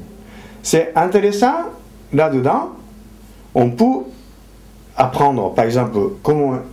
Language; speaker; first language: French; non-native, fluent; Japanese